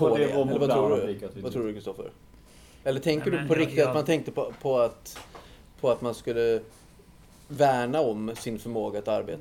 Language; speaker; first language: Swedish; native; Swedish